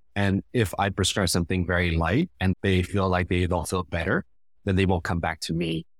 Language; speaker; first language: English; non-native, fluent; Khmer